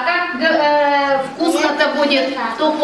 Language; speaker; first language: Russian; native; Russian